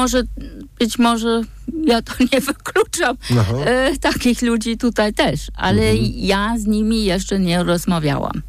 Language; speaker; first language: Polish; non-native, fluent; German